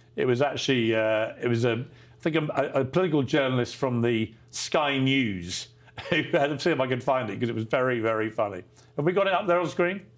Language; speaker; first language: English; native; English